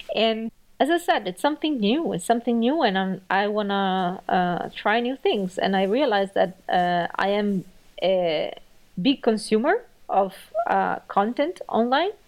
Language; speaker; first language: English; non-native, fluent; Italian